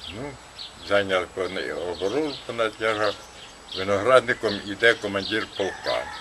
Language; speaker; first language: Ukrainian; native; Ukrainian